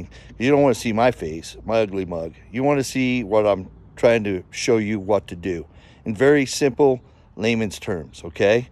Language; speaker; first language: English; native; English